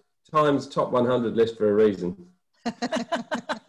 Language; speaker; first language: English; native; English